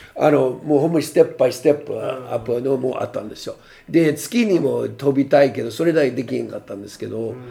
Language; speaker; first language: Japanese; non-native, fluent; English